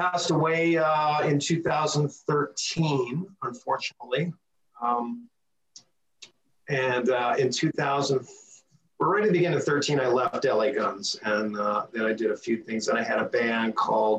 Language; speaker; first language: English; native; English